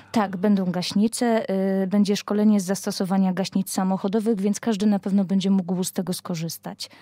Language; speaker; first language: Polish; native; Polish